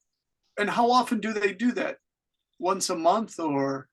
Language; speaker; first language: English; native; English